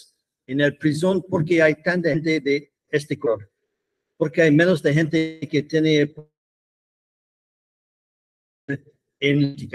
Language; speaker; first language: Spanish; non-native, fluent; English